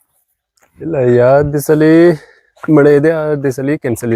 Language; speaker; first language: Kannada; non-native, local second language; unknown